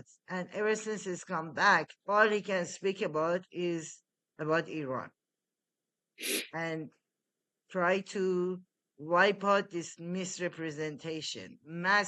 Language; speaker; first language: English; non-native, fluent; Persian